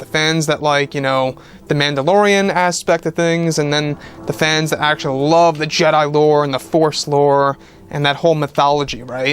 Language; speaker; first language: English; native; English